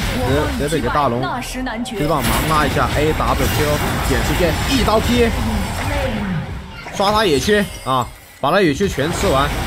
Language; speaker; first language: Chinese; native; Chinese